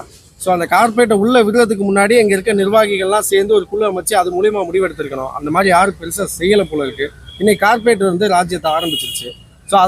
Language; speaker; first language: Tamil; native; Tamil